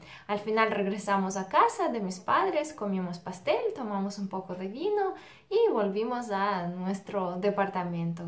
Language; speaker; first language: Spanish; non-native, fluent; Russian